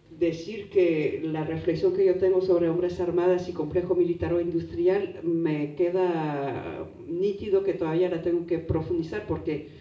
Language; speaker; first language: Spanish; non-native, fluent; French